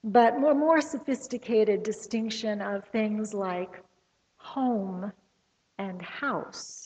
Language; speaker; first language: English; native; English